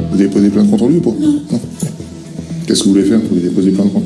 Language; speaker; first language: French; native; French